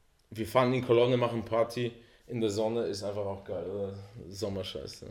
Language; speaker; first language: German; native; German